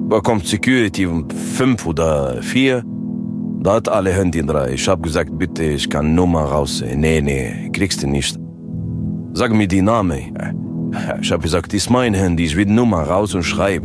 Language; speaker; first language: German; non-native, learner; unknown